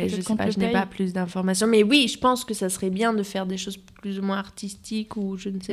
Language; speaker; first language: French; native; French